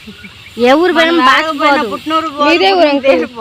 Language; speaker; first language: Telugu; native; Telugu